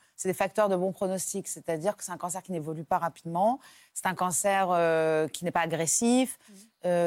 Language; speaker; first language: French; native; French